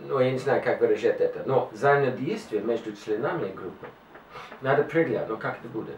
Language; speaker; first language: Russian; non-native, fluent; English